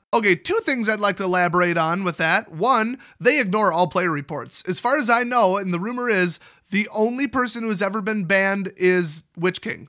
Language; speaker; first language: English; native; English